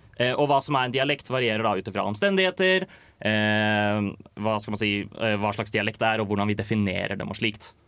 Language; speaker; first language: Norwegian; native; Norwegian